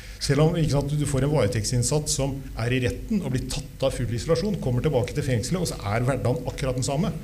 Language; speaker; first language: Norwegian; native; Norwegian